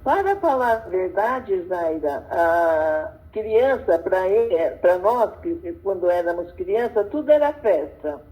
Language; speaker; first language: Portuguese; early bilingual, other home language; Arabic